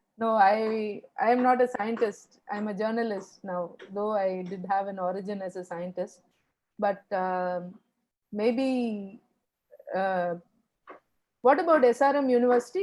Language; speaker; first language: English; non-native, local second language; Tamil